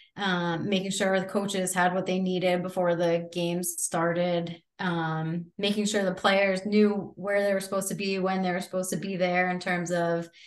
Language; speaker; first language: English; native; English